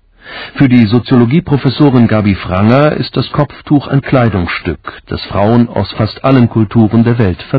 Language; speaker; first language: German; native; German